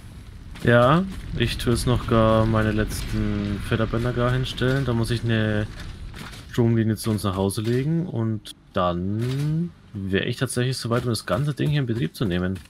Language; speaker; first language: German; native; German